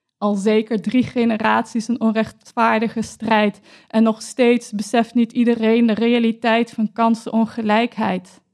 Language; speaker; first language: Dutch; early bilingual, other home language; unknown